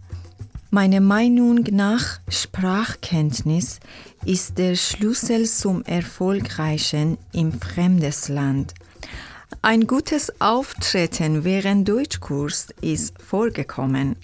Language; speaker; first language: German; non-native, learner; Persian